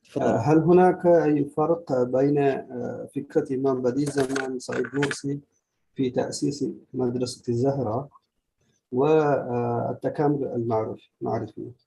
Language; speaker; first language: Arabic; non-native, fluent; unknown